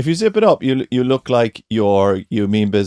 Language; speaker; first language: English; native; English